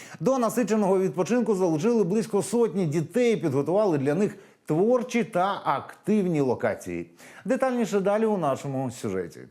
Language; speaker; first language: Ukrainian; native; Ukrainian